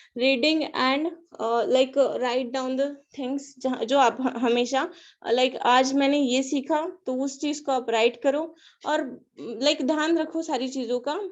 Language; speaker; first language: Hindi; non-native, local second language; Marathi